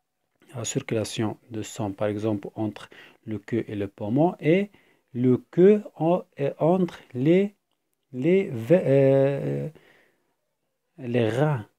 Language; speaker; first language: French; non-native, fluent; Arabic